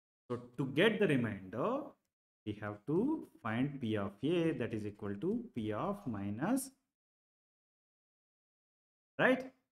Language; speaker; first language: English; non-native, local second language; Telugu